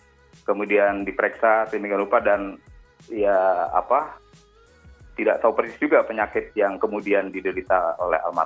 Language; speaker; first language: Indonesian; native; Indonesian